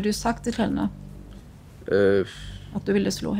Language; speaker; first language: Swedish; native; Swedish